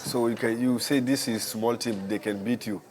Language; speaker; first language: English; non-native, learner; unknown